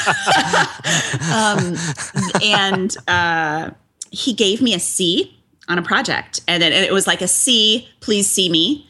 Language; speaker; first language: English; native; English